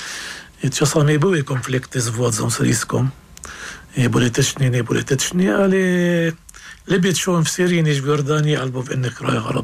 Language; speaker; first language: Polish; non-native, fluent; Arabic